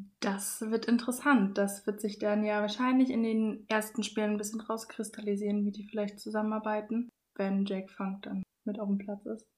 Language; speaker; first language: German; native; German